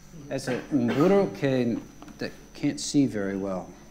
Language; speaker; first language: English; native; English